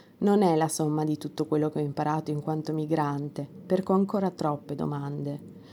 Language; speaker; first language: Italian; non-native, fluent; Romanian